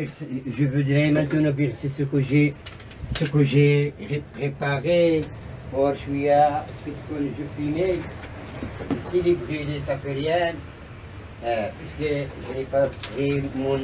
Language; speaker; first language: French; non-native, local second language; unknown